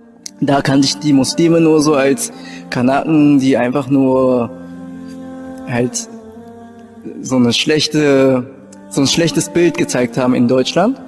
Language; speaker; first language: German; early bilingual, other home language; Japanese